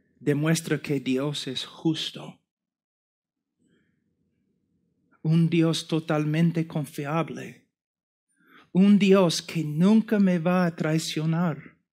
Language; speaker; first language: Spanish; non-native, fluent; English